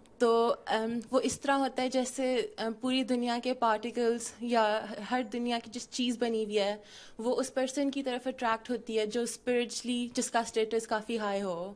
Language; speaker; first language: Urdu; early bilingual, heritage; Hindi